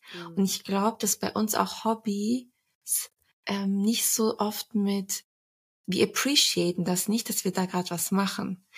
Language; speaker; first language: German; early bilingual, other home language; Turkish